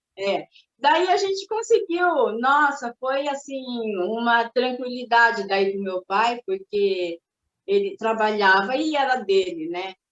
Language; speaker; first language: Portuguese; early bilingual, other home language; Japanese